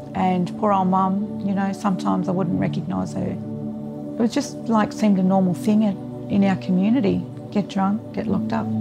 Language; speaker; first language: English; native; English